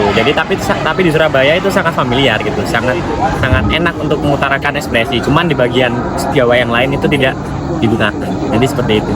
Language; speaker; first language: Indonesian; native; Indonesian